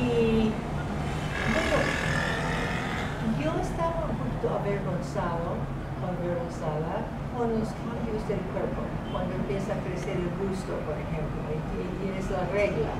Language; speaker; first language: Spanish; non-native, fluent; English